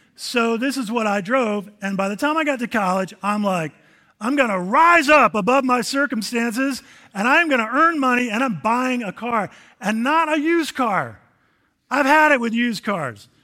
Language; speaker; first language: English; native; English